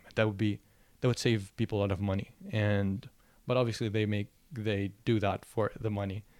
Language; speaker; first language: English; non-native, fluent; Arabic